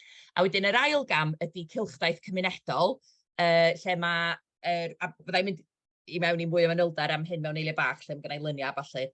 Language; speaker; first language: Welsh; native; Welsh